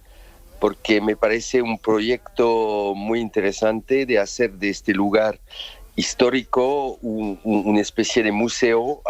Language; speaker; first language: Spanish; non-native, fluent; French